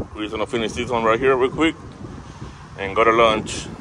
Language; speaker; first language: English; early bilingual, other home language; Spanish